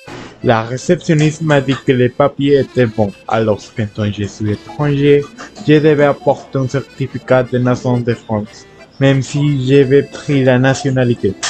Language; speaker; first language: French; non-native, learner; Spanish